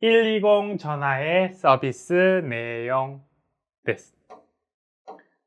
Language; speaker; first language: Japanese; non-native, fluent; Korean